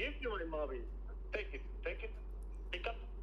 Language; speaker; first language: English; non-native, learner; Spanish